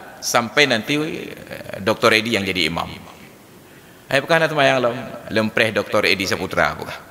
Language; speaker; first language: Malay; non-native, local second language; Achinese